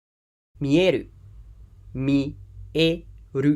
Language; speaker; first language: Japanese; non-native, fluent; Khmer